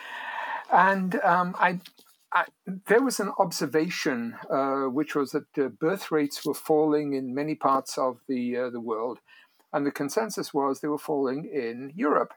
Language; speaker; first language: English; native; English